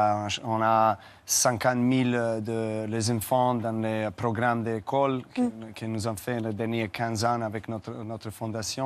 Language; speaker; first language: French; non-native, learner; Serbian